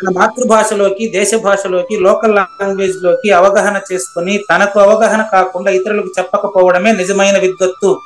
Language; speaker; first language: Telugu; native; Telugu